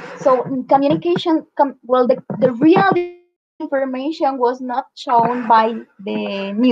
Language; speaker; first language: English; non-native, fluent; Spanish